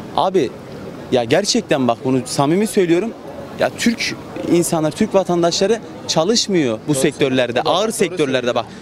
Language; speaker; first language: Turkish; native; Turkish